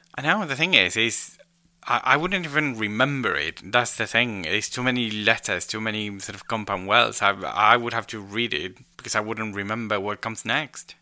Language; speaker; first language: English; non-native, fluent; Spanish